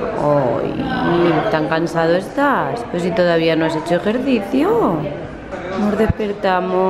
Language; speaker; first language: Spanish; native; Spanish